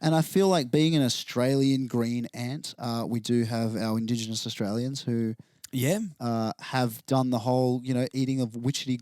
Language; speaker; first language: English; native; English